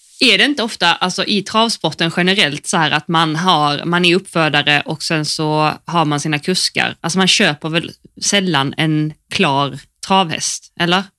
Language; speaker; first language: Swedish; native; Swedish